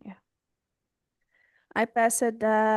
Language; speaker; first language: English; non-native, learner; Portuguese